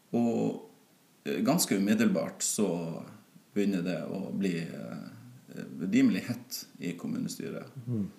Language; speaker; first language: Norwegian; native; Norwegian